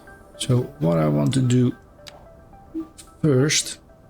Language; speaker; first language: English; non-native, fluent; Dutch